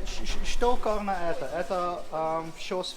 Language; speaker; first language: Russian; non-native, learner; Dutch